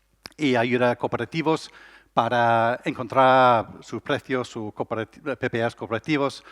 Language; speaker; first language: Spanish; non-native, learner; English